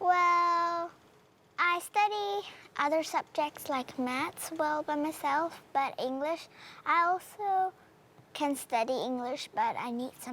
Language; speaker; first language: English; non-native, fluent; Vietnamese